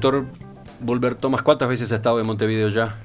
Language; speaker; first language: Spanish; native; Spanish